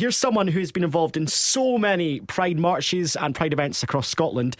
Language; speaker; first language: English; native; English